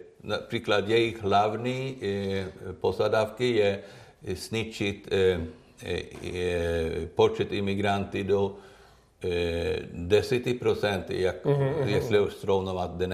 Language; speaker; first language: Czech; non-native, learner; Swedish